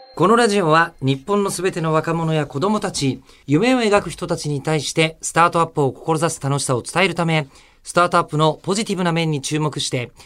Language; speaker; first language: Japanese; native; Japanese